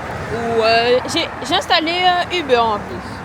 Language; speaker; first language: French; native; French